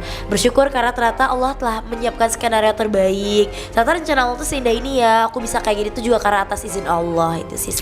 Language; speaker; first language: Indonesian; native; Indonesian